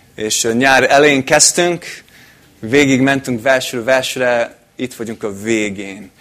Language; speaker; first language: Hungarian; non-native, fluent; English